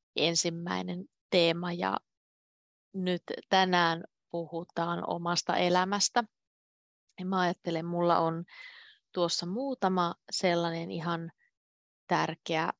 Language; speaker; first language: Finnish; native; Finnish